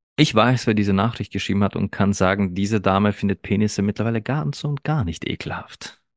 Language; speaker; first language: German; early bilingual, other home language; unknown